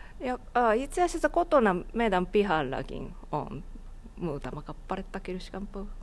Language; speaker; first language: Finnish; non-native, learner; Japanese